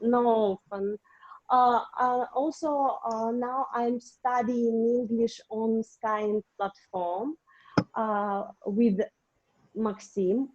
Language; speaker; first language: English; non-native, learner; Russian